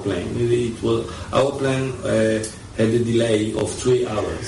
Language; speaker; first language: English; early bilingual, other home language; French